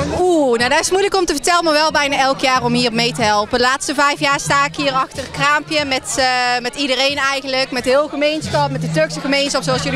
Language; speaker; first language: Dutch; native; Dutch